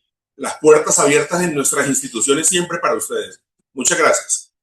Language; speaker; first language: Spanish; native; Spanish